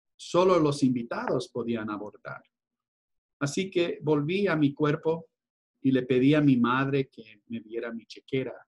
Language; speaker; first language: Spanish; early bilingual, heritage; Spanish